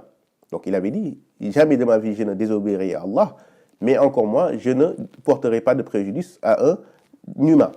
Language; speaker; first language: French; native; French